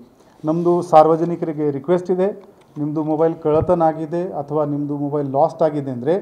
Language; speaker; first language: Kannada; non-native, local second language; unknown